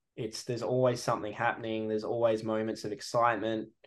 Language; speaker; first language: English; native; English